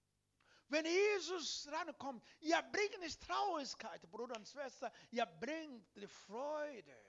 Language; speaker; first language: German; non-native, learner; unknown